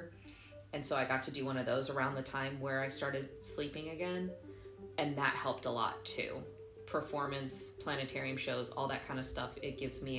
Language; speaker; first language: English; native; English